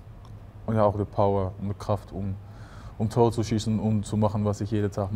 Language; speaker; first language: German; non-native, fluent; Dutch